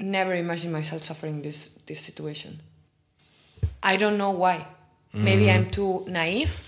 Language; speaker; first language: English; non-native, fluent; Spanish